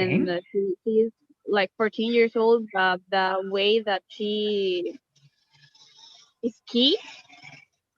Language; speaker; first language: English; non-native, fluent; Spanish